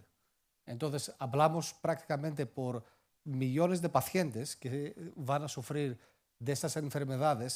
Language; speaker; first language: Spanish; non-native, fluent; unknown